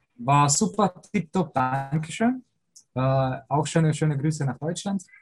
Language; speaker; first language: German; early bilingual, other home language; Polish